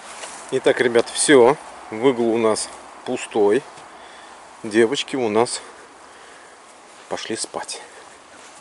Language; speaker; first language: Russian; native; Russian